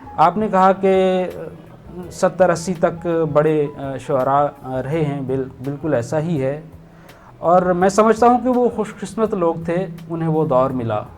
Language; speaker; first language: Urdu; non-native, local second language; Punjabi